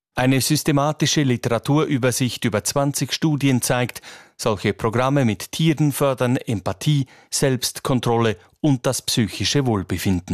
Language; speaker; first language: German; native; German